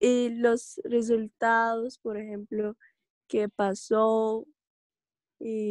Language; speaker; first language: Spanish; non-native, learner; Russian